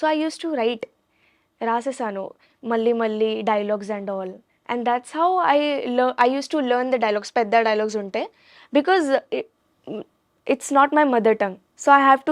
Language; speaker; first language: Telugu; non-native, learner; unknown